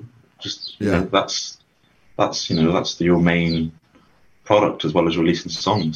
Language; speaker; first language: English; native; English